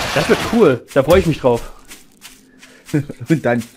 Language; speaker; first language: German; native; German